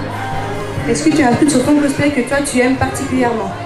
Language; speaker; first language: French; native; French